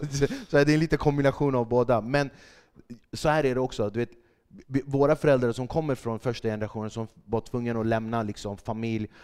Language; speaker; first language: Swedish; early bilingual, other home language; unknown